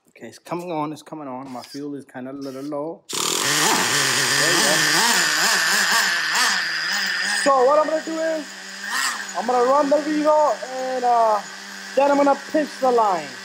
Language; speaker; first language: English; native; English